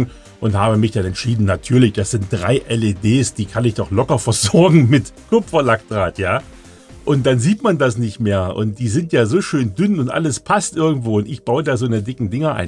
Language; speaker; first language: German; native; German